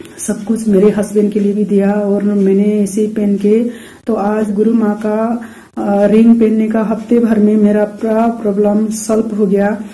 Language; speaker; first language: Hindi; non-native, local second language; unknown